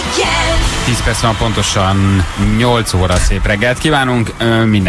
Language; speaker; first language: Hungarian; native; Hungarian